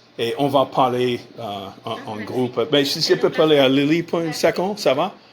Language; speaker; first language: French; non-native, fluent; English